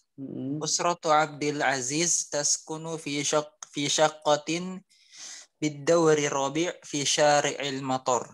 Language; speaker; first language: Arabic; non-native, learner; Indonesian